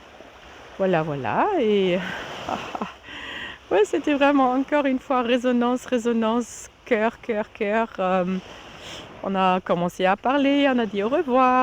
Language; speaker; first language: French; non-native, fluent; German